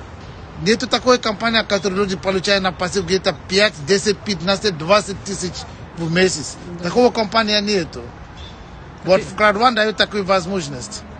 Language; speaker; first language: Russian; non-native, fluent; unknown